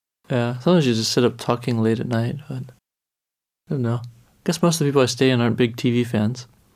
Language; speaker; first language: English; native; English